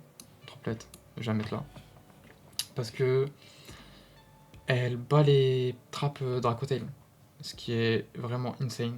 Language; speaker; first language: French; native; French